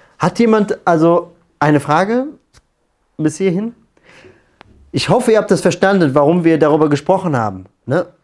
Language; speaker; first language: German; native; German